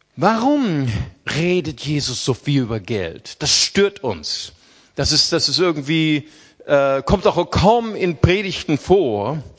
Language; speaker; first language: German; early bilingual, other home language; Portuguese